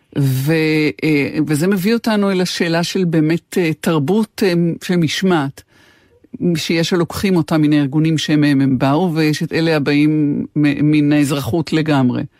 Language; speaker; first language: Hebrew; native; Hebrew